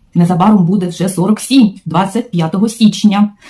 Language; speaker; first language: Ukrainian; non-native, local second language; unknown